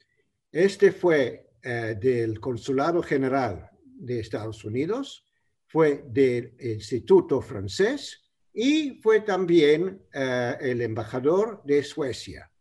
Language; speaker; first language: Spanish; non-native, fluent; English